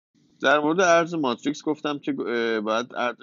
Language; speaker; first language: Persian; native; Persian